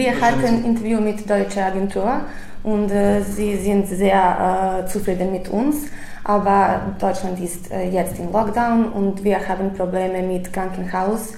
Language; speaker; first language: German; non-native, learner; Serbian